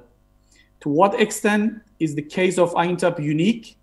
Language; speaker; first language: English; non-native, fluent; Turkish